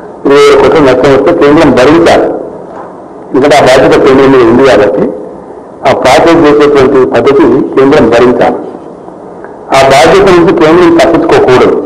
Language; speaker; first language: Telugu; native; Telugu